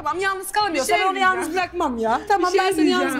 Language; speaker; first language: Turkish; native; Turkish